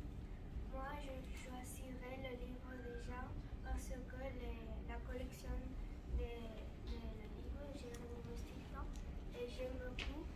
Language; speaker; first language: French; non-native, learner; Catalan